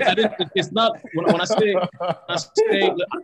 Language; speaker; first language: English; non-native, local second language; Yoruba